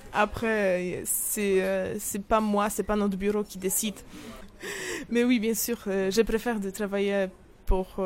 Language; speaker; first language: French; non-native, fluent; Polish